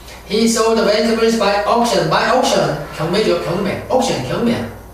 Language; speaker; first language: English; non-native, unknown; Korean